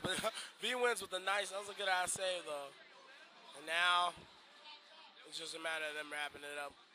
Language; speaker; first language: English; native; English